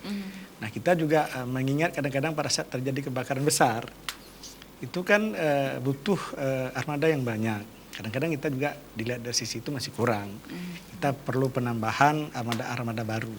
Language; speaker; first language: Malay; native; Malay